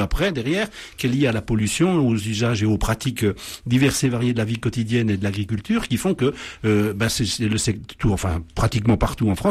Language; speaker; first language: French; native; French